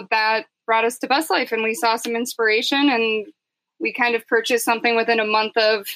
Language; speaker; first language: English; native; English